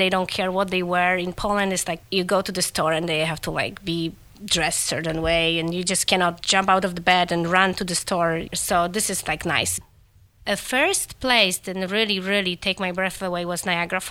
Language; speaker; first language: English; non-native, fluent; Polish